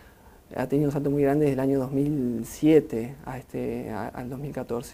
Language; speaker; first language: Spanish; native; Spanish